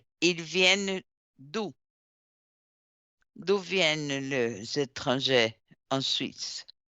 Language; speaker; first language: French; non-native, fluent; Portuguese